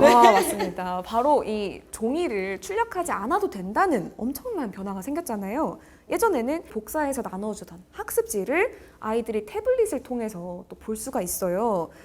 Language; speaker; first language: Korean; native; Korean